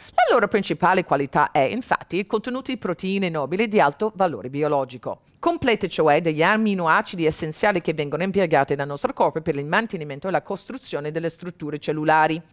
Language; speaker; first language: Italian; non-native, fluent; English